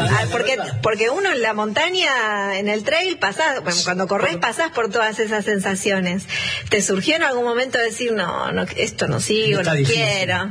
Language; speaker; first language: Spanish; native; Spanish